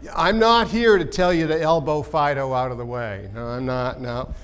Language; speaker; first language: English; native; English